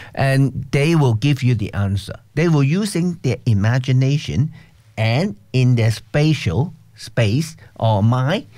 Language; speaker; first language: English; non-native, local second language; Cantonese